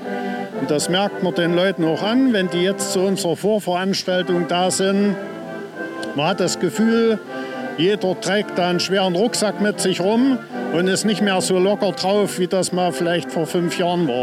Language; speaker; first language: German; native; German